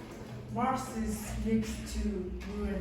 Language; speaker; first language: English; non-native, learner; Mongolian